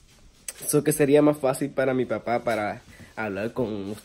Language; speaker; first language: Spanish; early bilingual, heritage; English